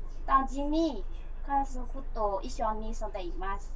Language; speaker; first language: Japanese; non-native, learner; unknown